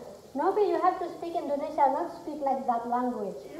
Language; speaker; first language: English; non-native, learner; Indonesian